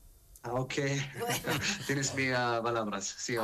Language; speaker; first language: Spanish; non-native, learner; Arabic